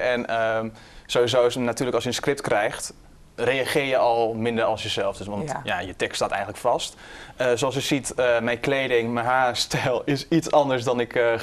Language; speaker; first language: Dutch; native; Dutch